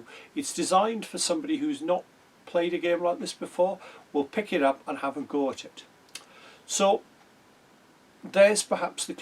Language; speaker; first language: English; native; English